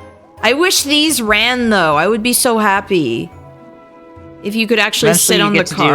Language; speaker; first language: English; native; English